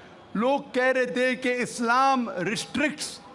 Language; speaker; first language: Hindi; native; Hindi